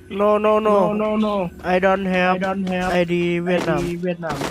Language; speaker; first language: English; non-native, learner; Thai